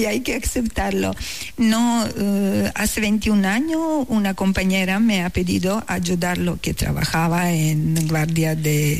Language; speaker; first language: Spanish; non-native, learner; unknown